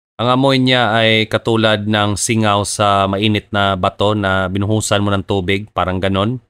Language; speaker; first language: Filipino; native; Filipino